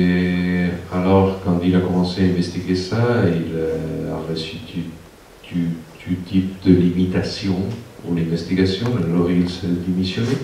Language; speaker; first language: French; non-native, fluent; Spanish